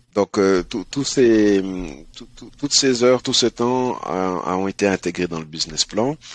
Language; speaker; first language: French; early bilingual, other home language; Haitian Creole